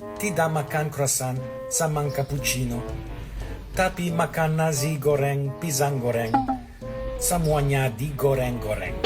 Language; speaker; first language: Indonesian; non-native, learner; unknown